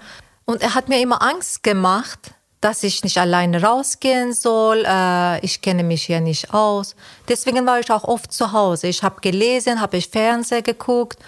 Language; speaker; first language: German; non-native, fluent; Persian